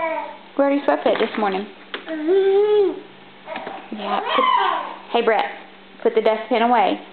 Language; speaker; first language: English; native; English